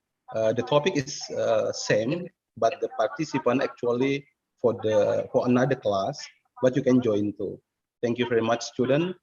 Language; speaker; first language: English; non-native, fluent; Indonesian